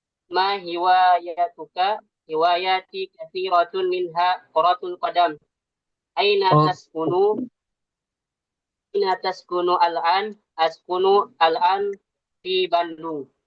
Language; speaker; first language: Arabic; non-native, learner; Indonesian